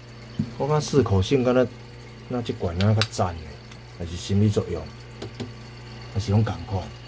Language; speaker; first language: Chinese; non-native, local second language; Min Nan Chinese